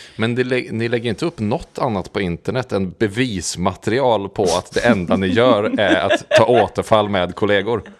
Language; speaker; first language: Swedish; native; Swedish